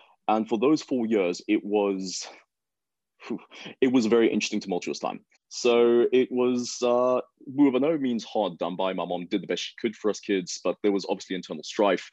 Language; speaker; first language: English; native; English